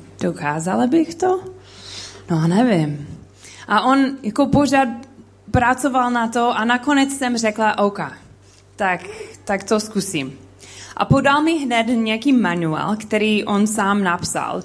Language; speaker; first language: Czech; non-native, learner; English